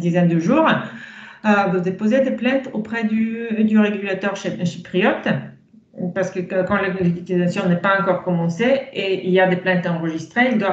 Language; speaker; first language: French; non-native, fluent; Bulgarian